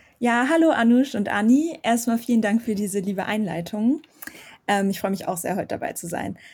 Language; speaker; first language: German; early bilingual, other home language; Armenian